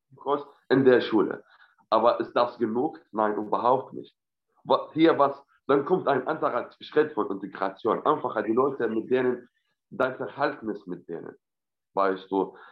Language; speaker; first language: German; non-native, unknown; Arabic